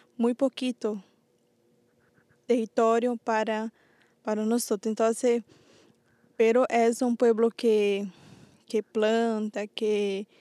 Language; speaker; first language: Spanish; non-native, learner; Guarani